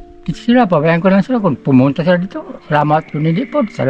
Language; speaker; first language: Filipino; non-native, local second language; Bikol